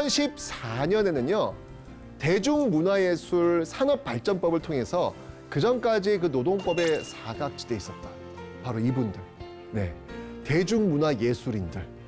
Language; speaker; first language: Korean; native; Korean